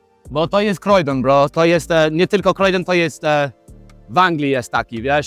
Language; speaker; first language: Polish; non-native, learner; English